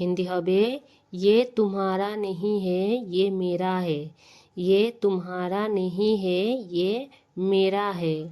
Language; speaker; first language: Hindi; non-native, fluent; Bangla